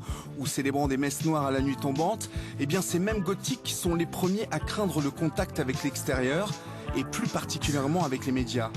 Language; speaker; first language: French; native; French